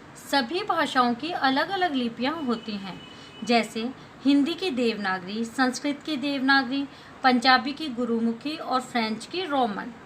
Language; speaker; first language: Hindi; native; Hindi